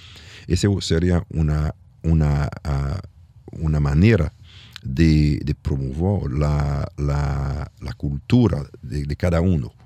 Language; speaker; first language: Spanish; non-native, learner; French